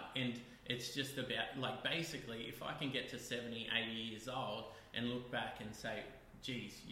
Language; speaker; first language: English; native; English